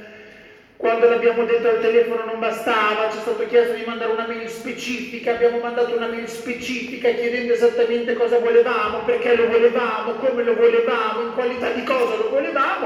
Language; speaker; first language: Italian; native; Italian